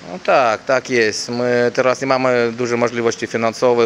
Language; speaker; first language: Polish; non-native, learner; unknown